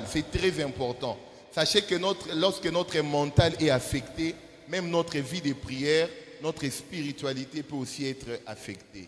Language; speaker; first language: French; non-native, local second language; Lingala